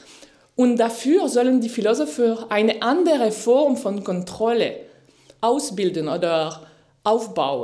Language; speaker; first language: German; non-native, fluent; French